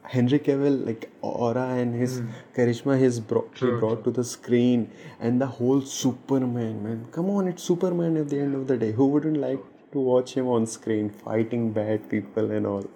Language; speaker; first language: English; non-native, local second language; Hindi